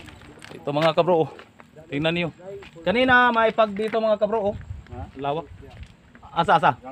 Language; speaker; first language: Filipino; non-native, local second language; Cebuano